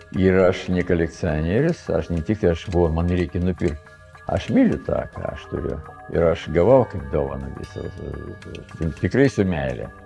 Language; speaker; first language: Lithuanian; non-native, fluent; Russian